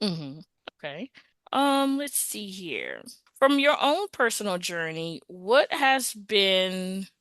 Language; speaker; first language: English; native; English